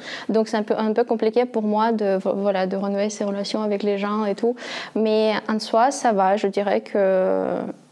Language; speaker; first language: French; non-native, fluent; Russian